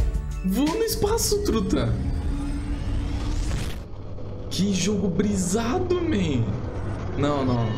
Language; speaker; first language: Portuguese; native; Portuguese